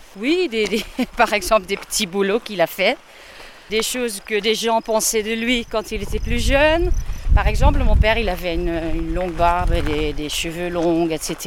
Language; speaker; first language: French; non-native, fluent; Dutch